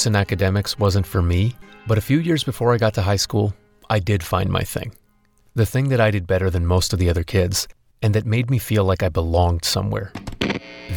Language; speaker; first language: English; native; English